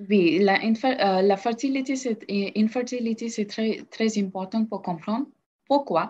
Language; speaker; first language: French; non-native, learner; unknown